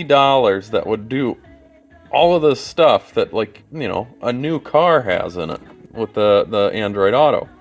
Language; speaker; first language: English; native; English